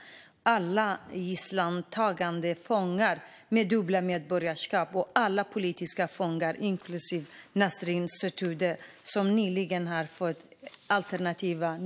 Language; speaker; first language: Swedish; non-native, fluent; Kurdish